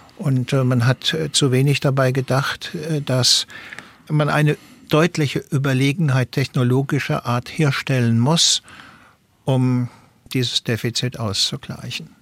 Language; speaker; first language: German; native; German